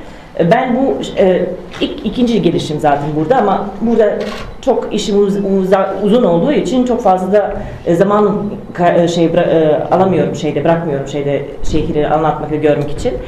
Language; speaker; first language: Turkish; non-native, fluent; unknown